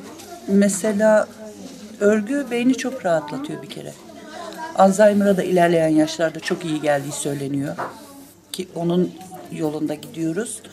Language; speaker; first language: Turkish; native; Turkish